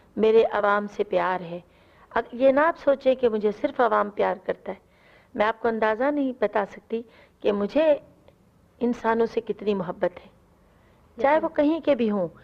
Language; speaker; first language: Urdu; non-native, local second language; Punjabi